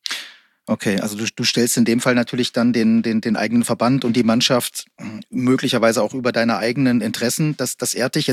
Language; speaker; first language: German; native; German